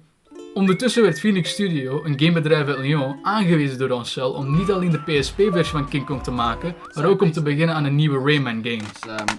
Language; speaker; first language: Dutch; native; Dutch